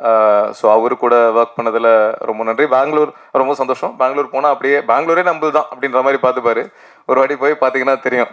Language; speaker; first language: Tamil; native; Tamil